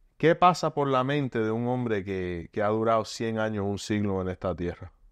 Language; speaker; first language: Spanish; early bilingual, heritage; Spanish